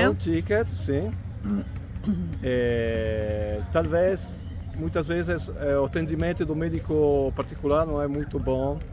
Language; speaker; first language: Portuguese; non-native, fluent; Italian